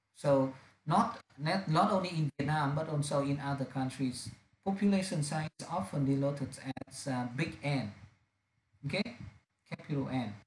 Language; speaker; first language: English; non-native, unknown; Vietnamese